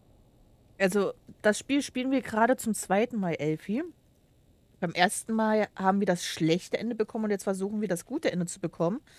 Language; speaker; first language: German; native; German